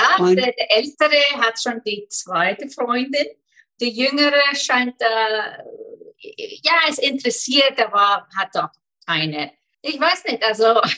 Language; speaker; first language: German; non-native, fluent; Icelandic